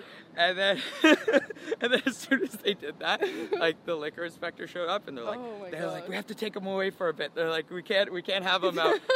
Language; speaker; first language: English; native; English